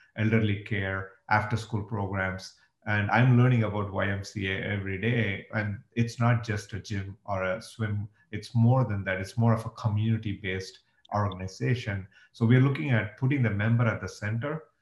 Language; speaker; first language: English; non-native, local second language; Tamil